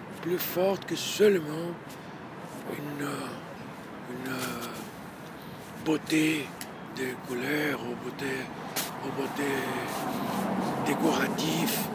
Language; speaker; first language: French; non-native, learner; Portuguese